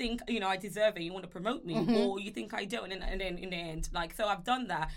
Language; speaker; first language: English; non-native, local second language; Yoruba